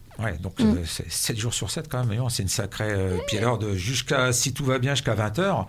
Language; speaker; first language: French; native; French